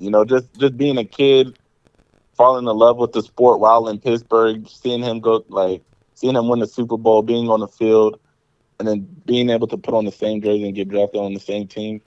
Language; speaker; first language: English; native; English